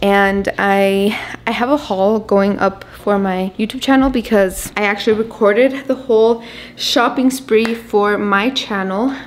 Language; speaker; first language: English; early bilingual, other home language; Spanish